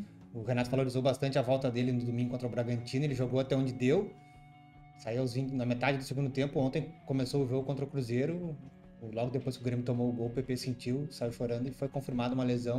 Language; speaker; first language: Portuguese; native; Portuguese